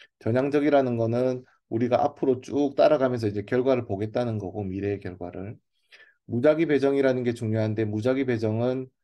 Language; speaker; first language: Korean; native; Korean